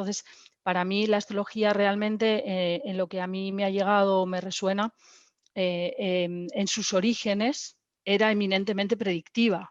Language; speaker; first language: Spanish; native; Spanish